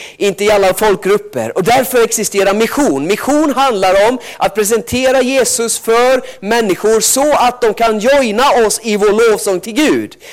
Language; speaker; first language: Swedish; early bilingual, other home language; Finnish